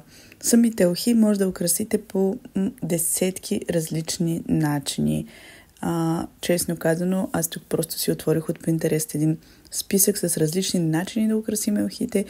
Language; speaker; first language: Bulgarian; native; Bulgarian